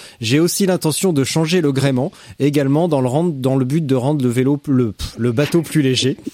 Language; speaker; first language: French; native; French